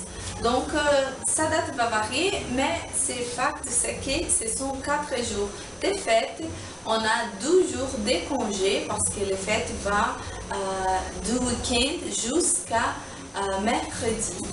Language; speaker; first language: French; non-native, learner; Portuguese